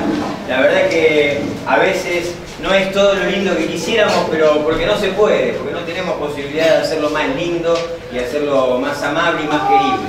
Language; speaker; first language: Spanish; native; Spanish